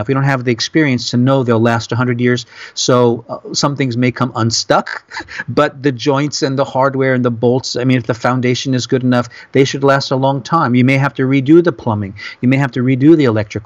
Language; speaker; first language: English; native; English